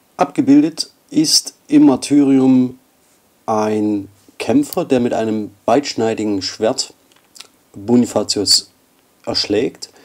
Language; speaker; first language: German; native; German